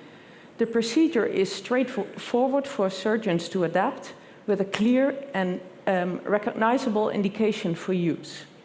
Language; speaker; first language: English; non-native, fluent; Dutch